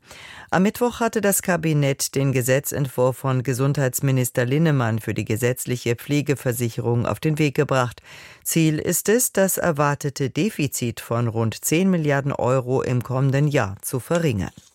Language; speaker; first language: German; native; German